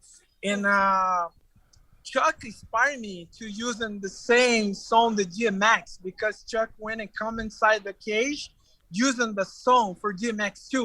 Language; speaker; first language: English; non-native, learner; Portuguese